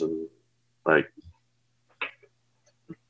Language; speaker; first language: English; native; English